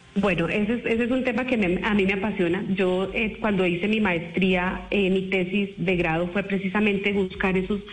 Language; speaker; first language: Spanish; native; Spanish